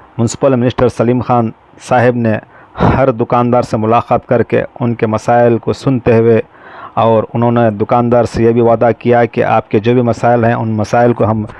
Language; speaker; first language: Urdu; native; Urdu